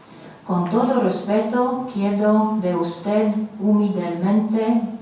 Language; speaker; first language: Spanish; non-native, fluent; Latvian